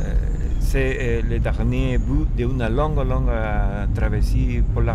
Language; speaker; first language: French; non-native, fluent; Spanish